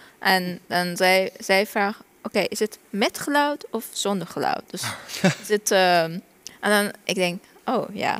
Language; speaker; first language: Dutch; non-native, fluent; Persian